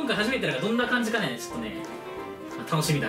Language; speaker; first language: Japanese; native; Japanese